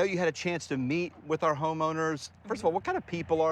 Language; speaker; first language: English; native; English